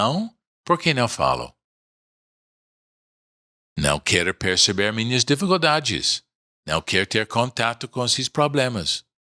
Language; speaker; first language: Portuguese; non-native, fluent; English